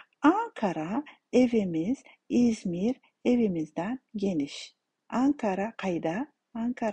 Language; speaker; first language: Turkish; non-native, fluent; Kazakh